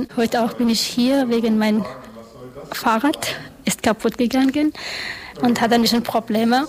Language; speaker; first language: German; non-native, learner; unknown